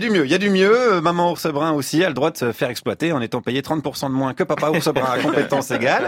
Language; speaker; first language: French; native; French